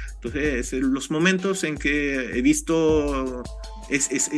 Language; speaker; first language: Spanish; non-native, fluent; French